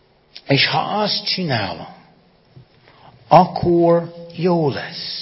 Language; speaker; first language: Hungarian; non-native, fluent; English